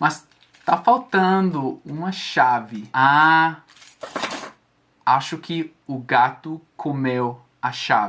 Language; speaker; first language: Portuguese; non-native, fluent; English